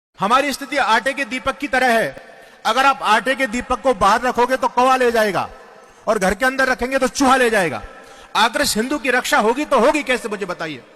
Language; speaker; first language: Hindi; non-native, local second language; Marathi